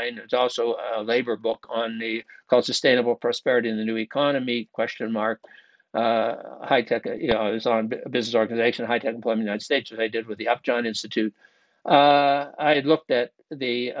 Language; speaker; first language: English; native; English